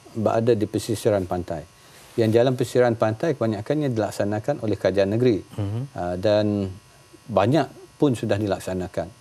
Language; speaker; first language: Malay; native; Malay